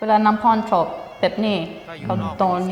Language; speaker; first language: Thai; non-native, fluent; English